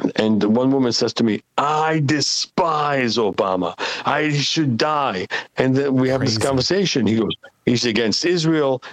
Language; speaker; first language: English; non-native, fluent; Hebrew